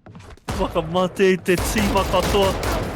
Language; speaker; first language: Māori; non-native, local second language; English